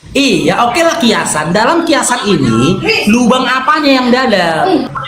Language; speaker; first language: Indonesian; native; Indonesian